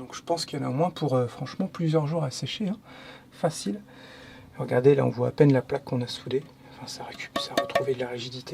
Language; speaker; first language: French; native; French